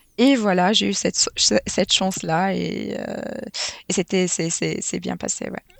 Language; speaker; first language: French; non-native, local second language; Arabic